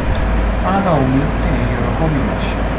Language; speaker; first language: Japanese; non-native, learner; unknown